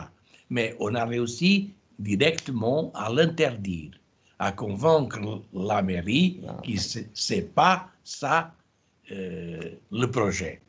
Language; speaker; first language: French; non-native, fluent; Portuguese